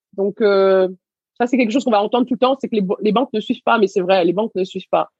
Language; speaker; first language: French; early bilingual, other home language; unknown